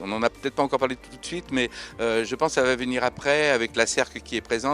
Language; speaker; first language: French; native; French